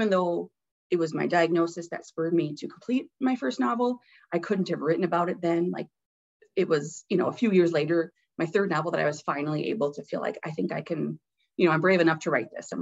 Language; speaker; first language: English; native; English